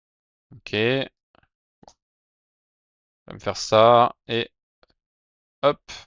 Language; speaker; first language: French; native; French